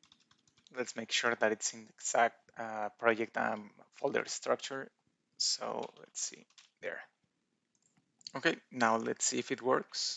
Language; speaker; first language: English; non-native, fluent; Spanish